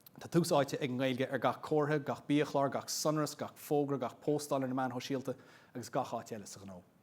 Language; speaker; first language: Irish; non-native, local second language; English